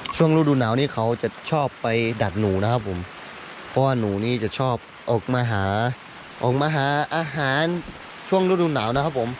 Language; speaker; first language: Thai; native; Thai